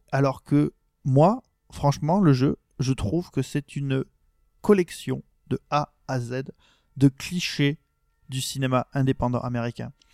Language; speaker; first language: French; native; French